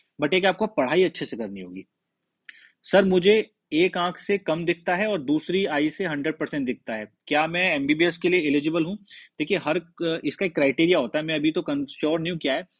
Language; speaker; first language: Hindi; native; Hindi